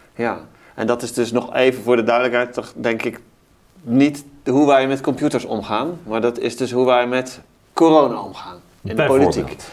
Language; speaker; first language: Dutch; native; Dutch